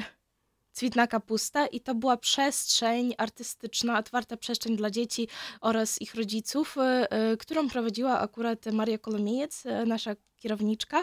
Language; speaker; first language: Polish; non-native, fluent; Ukrainian